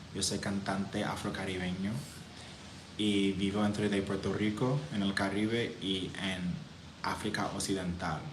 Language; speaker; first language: Spanish; non-native, fluent; English